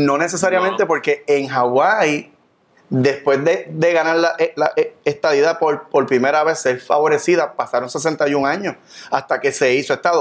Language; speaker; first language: Spanish; native; Spanish